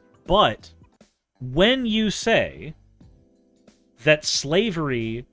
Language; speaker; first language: English; native; English